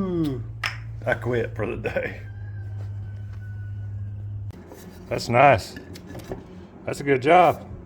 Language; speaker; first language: English; native; English